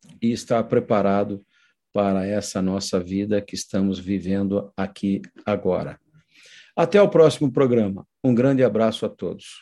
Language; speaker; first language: Portuguese; native; Portuguese